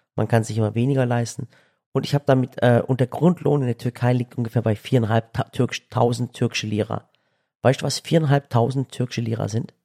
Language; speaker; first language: German; early bilingual, other home language; Turkish